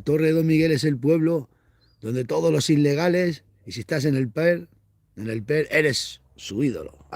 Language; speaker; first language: Spanish; native; Spanish